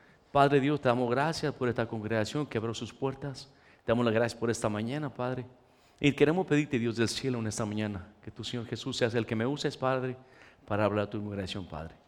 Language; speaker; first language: Spanish; native; Spanish